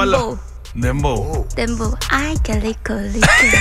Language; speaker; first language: Spanish; non-native, learner; Korean